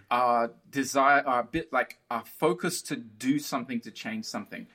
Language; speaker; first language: English; early bilingual, other home language; Portuguese